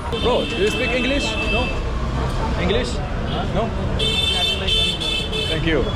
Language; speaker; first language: English; non-native, learner; Arabic